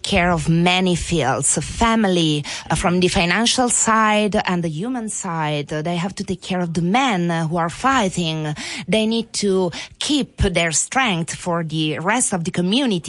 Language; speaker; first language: English; non-native, fluent; Italian